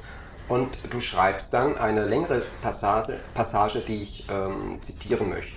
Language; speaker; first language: German; native; German